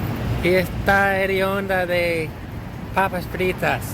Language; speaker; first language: Spanish; non-native, fluent; English